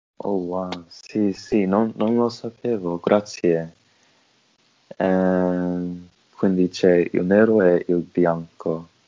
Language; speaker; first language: Italian; non-native, learner; English